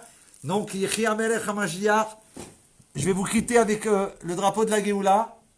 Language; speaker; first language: French; native; French